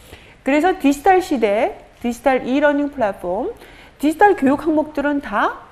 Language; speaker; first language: Korean; native; Korean